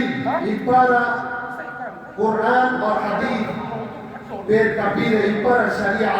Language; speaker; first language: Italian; non-native, learner; Bangla